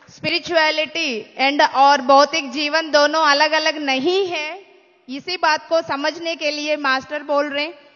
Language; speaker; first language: Hindi; non-native, local second language; Telugu